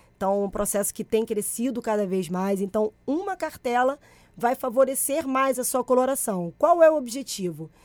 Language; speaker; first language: Portuguese; early bilingual, other home language; Spanish